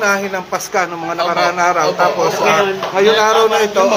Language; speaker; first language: Filipino; native; Filipino